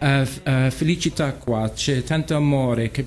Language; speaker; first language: Italian; non-native, learner; English